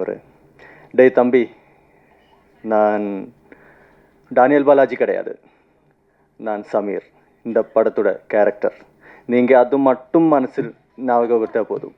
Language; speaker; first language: Tamil; non-native, fluent; Malayalam